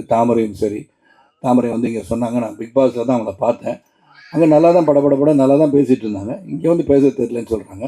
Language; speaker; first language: Tamil; native; Tamil